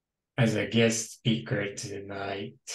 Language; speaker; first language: English; non-native, local second language; Japanese